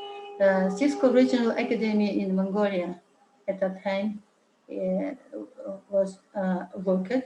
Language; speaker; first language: English; non-native, learner; Mongolian